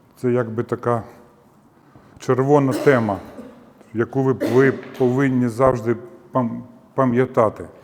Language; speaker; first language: Ukrainian; non-native, local second language; Russian